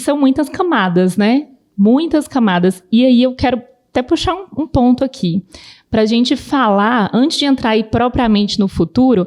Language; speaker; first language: Portuguese; native; Portuguese